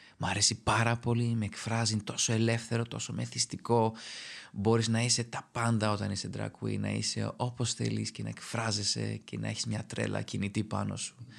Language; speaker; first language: Greek; early bilingual, other home language; Albanian